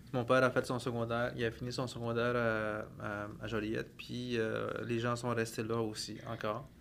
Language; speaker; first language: French; non-native, local second language; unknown